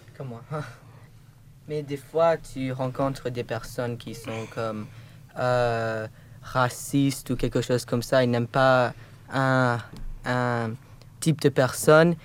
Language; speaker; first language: French; non-native, learner; English